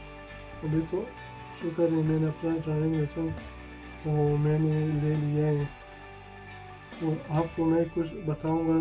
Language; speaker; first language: Hindi; non-native, fluent; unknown